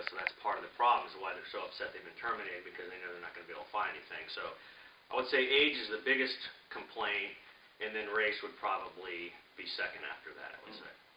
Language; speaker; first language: English; native; English